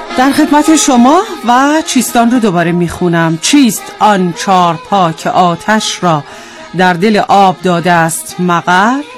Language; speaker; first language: Persian; native; Persian